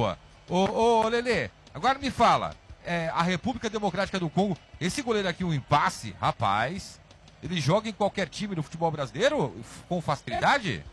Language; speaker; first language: Portuguese; native; Portuguese